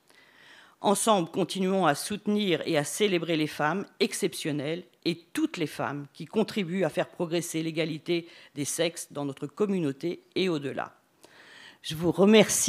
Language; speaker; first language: French; native; French